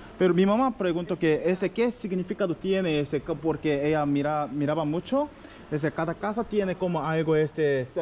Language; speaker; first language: Spanish; non-native, learner; Korean